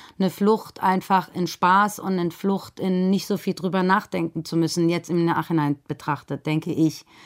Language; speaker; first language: German; early bilingual, other home language; Persian